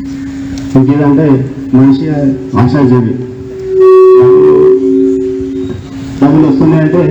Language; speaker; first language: Telugu; native; Telugu